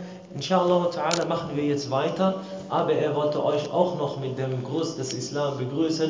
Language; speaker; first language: German; early bilingual, other home language; Arabic